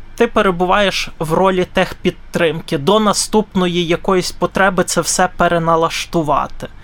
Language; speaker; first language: Ukrainian; native; Ukrainian